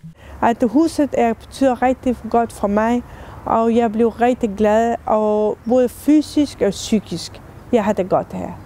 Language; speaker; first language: Danish; non-native, fluent; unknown